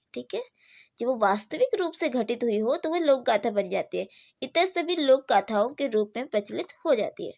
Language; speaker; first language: Hindi; native; Hindi